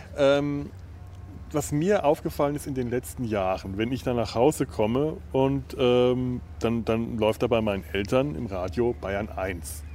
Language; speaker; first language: German; native; German